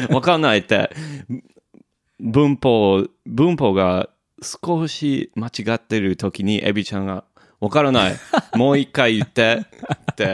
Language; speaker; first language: Japanese; non-native, learner; English